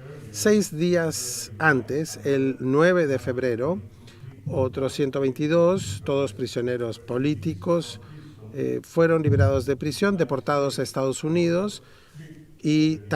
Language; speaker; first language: Spanish; native; Spanish